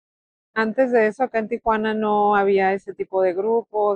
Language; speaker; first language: Spanish; native; Spanish